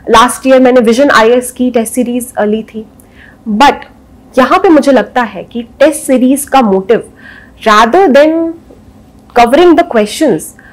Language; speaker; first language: Hindi; native; Hindi